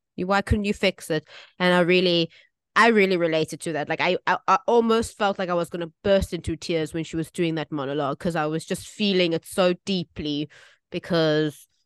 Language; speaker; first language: English; native; English